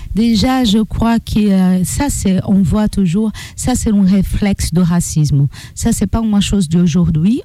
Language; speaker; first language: French; non-native, learner; Portuguese